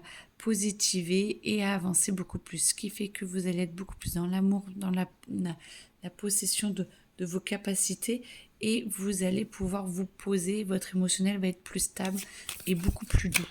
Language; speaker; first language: French; native; French